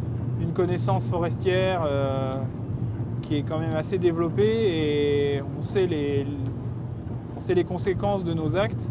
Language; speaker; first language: French; native; French